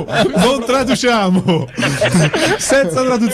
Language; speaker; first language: Italian; native; Italian